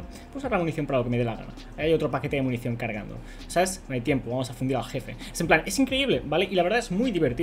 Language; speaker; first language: Spanish; native; Spanish